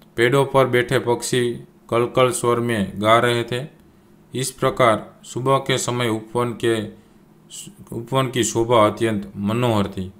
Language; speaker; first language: Hindi; non-native, local second language; Gujarati